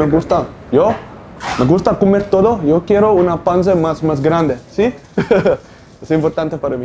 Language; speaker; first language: Spanish; non-native, learner; Dutch